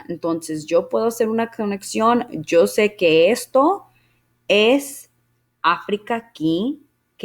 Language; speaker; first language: Spanish; early bilingual, heritage; Spanish